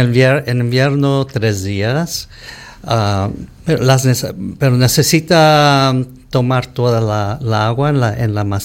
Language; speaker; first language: Spanish; early bilingual, heritage; Spanish